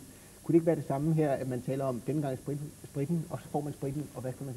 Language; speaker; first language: Danish; native; Danish